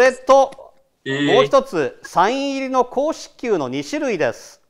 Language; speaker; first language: Japanese; native; Japanese